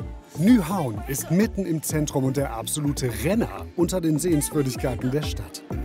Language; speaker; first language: German; native; German